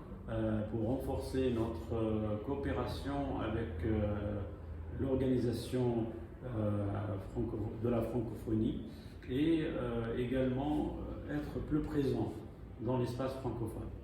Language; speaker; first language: French; non-native, fluent; Arabic